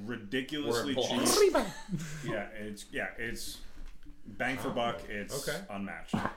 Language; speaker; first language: English; native; English